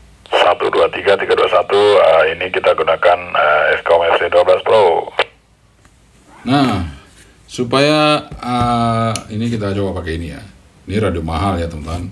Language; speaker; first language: Indonesian; native; Indonesian